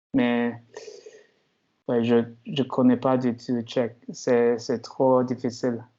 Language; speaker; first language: French; non-native, learner; Chinese